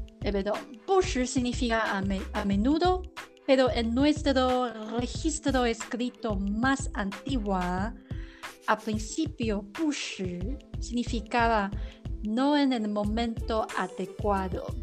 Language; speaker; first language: Spanish; non-native, learner; Chinese